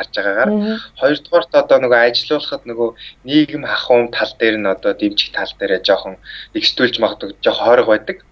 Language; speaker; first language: Mongolian; native; Mongolian